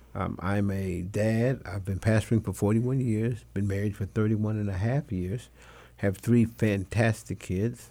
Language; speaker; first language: English; non-native, fluent; Spanish